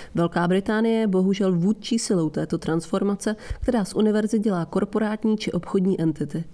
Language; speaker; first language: Czech; non-native, fluent; Italian